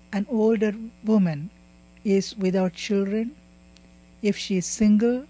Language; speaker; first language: English; non-native, local second language; Tamil